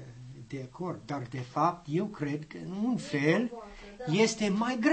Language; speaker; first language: Romanian; non-native, learner; English